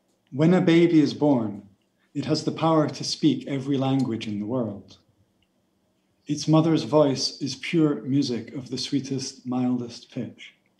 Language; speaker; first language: English; native; English